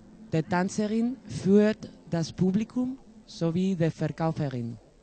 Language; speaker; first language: German; non-native, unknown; Spanish